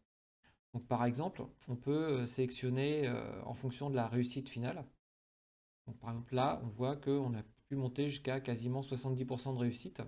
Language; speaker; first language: French; native; French